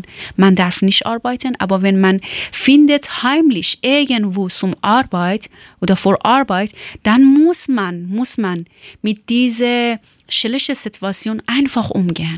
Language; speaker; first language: German; non-native, learner; Persian